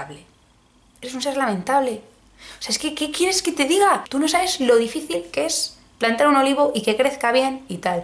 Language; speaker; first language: Spanish; native; Spanish